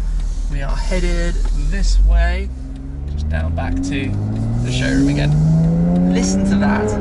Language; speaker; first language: English; native; English